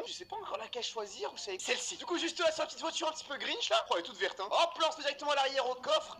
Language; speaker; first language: French; native; French